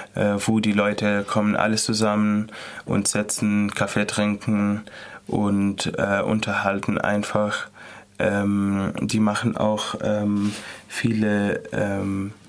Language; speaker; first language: German; non-native, fluent; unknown